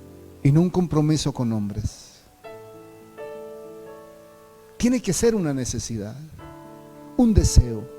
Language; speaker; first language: Spanish; native; Spanish